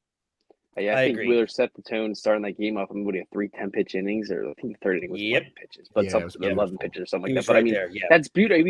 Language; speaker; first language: English; native; English